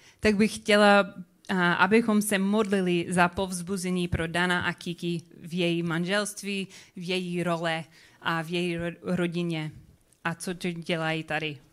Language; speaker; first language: Czech; non-native, learner; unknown